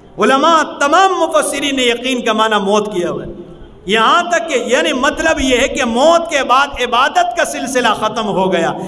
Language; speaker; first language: Urdu; non-native, local second language; Pashto